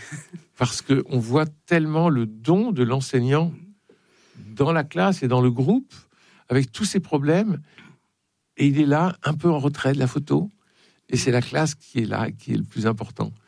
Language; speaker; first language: French; native; French